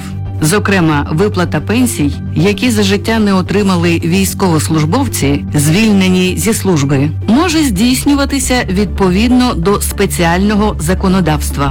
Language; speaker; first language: Ukrainian; native; Ukrainian